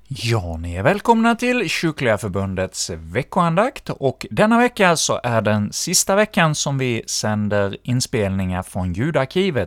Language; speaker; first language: Swedish; native; Swedish